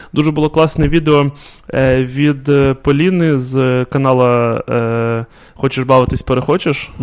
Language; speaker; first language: Ukrainian; non-native, local second language; Russian